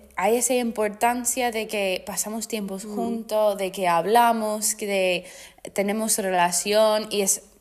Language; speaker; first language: Spanish; non-native, fluent; English